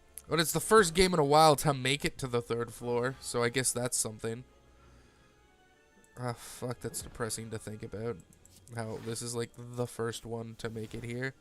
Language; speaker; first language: English; native; English